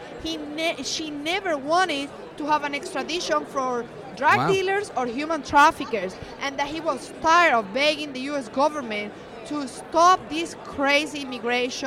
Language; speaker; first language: English; non-native, fluent; Spanish